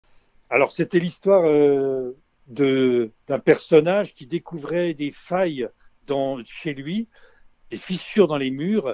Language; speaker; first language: French; native; French